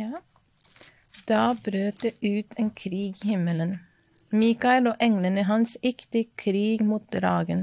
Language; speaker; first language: Norwegian; non-native, fluent; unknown